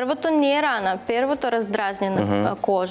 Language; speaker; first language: Bulgarian; non-native, learner; Russian